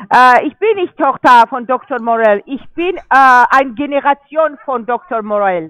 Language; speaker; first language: German; non-native, fluent; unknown